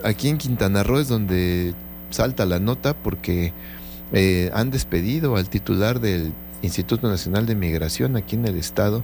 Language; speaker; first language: Spanish; native; Spanish